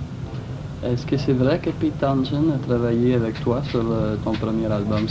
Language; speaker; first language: French; native; French